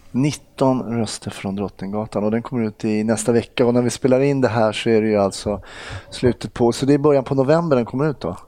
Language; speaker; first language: Swedish; native; Swedish